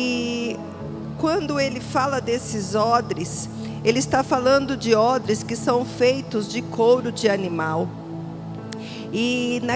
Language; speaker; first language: Portuguese; native; Portuguese